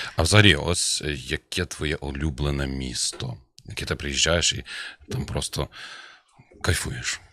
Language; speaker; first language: Ukrainian; native; Ukrainian